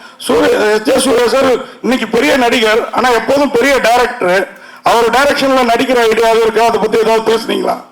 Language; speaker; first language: Tamil; native; Tamil